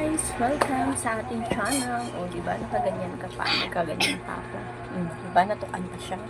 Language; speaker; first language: Filipino; non-native, local second language; Cebuano